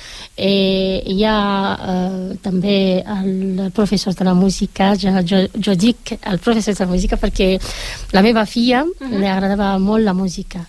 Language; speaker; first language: Catalan; non-native, learner; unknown